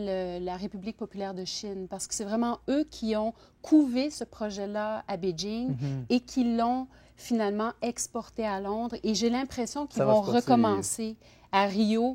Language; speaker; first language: French; native; French